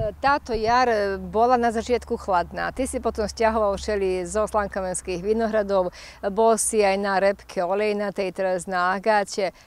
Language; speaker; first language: Slovak; native; Slovak